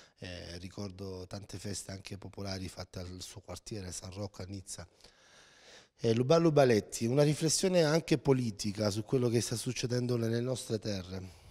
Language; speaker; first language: Italian; native; Italian